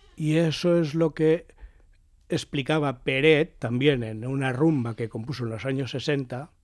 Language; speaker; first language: Spanish; native; Spanish